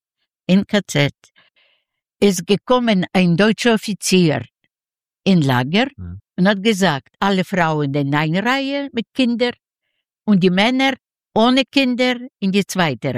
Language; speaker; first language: German; non-native, fluent; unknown